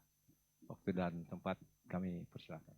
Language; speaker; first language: Indonesian; native; Indonesian